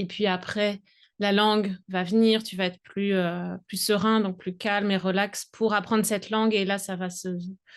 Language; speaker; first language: French; native; French